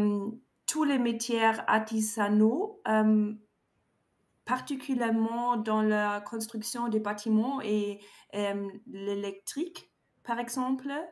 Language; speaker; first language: French; non-native, learner; German